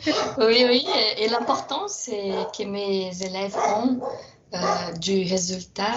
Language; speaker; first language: French; non-native, fluent; Portuguese